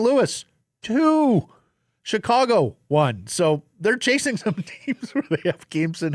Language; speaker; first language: English; native; English